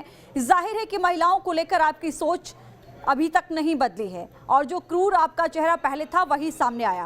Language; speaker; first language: Hindi; native; Hindi